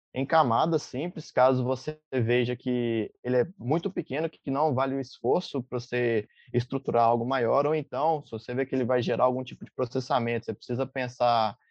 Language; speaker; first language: Portuguese; native; Portuguese